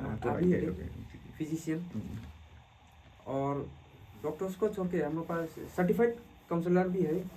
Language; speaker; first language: Hindi; non-native, local second language; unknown